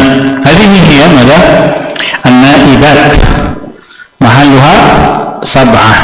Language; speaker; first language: Arabic; non-native, fluent; Indonesian